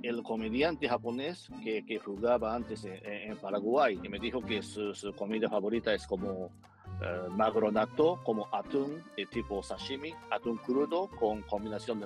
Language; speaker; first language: Spanish; non-native, fluent; Japanese